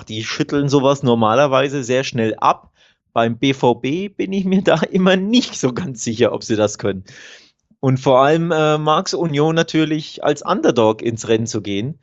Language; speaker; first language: German; native; German